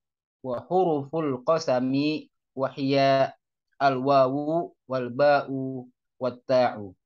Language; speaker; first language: Arabic; non-native, learner; Indonesian